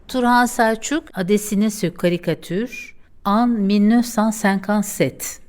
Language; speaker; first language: French; non-native, fluent; Turkish